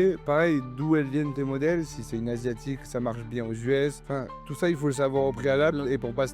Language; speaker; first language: French; native; French